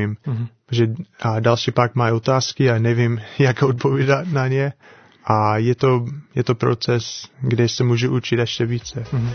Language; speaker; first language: Czech; non-native, learner; English